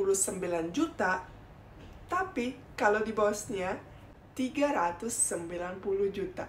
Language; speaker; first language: Indonesian; non-native, fluent; Bosnian